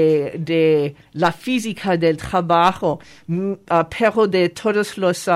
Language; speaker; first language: Spanish; non-native, fluent; French